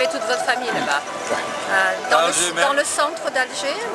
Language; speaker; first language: French; native; French